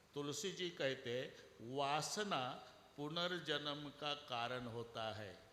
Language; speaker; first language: Hindi; non-native, local second language; Marathi